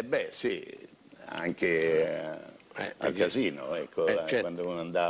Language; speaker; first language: Italian; native; Italian